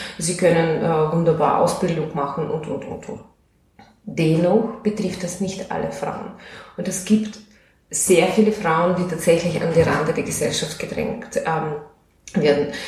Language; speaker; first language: German; non-native, fluent; Russian